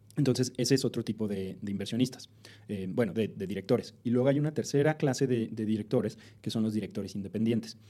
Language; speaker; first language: Spanish; native; Spanish